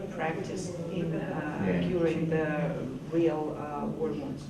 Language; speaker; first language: English; non-native, fluent; Ukrainian